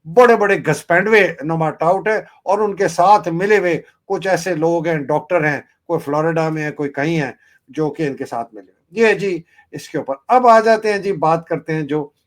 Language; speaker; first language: Urdu; native; Urdu